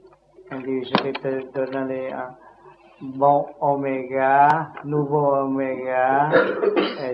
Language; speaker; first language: French; non-native, learner; Vietnamese